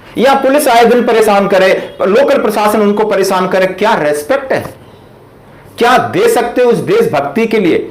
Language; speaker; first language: Hindi; native; Hindi